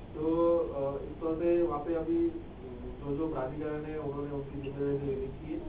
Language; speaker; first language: Hindi; non-native, local second language; Marathi